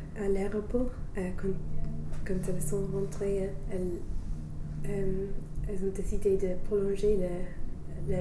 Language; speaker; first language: French; non-native, learner; English